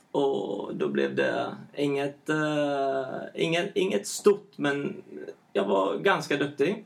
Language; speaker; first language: Swedish; early bilingual, heritage; Swedish